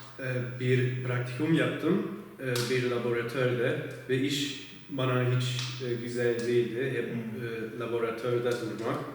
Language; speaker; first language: Turkish; early bilingual, heritage; Turkish